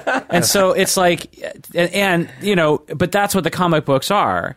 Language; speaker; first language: English; native; English